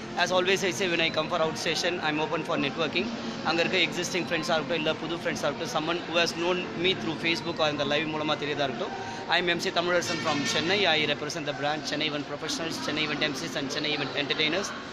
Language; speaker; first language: English; non-native, local second language; Tamil